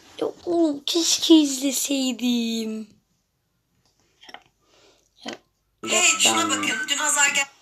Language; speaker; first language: Turkish; native; Turkish